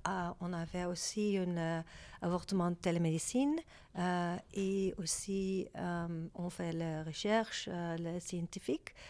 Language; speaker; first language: French; non-native, learner; Dutch